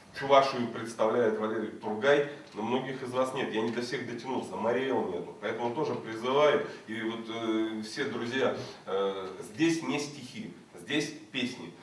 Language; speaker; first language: Russian; native; Russian